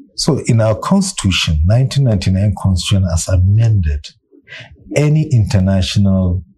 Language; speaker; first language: English; non-native, local second language; Hausa